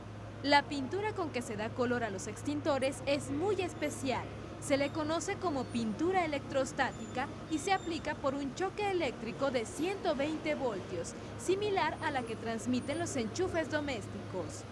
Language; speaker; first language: Spanish; native; Spanish